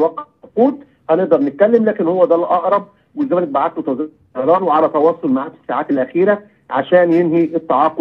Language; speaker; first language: Arabic; native; Arabic